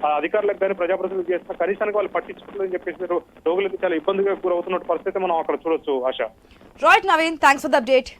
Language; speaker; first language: Telugu; native; Telugu